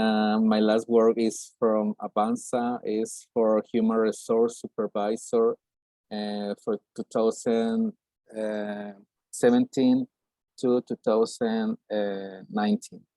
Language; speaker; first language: English; non-native, learner; Spanish